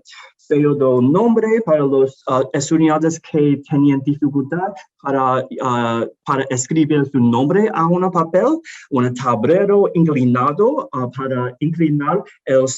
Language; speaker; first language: Spanish; non-native, learner; English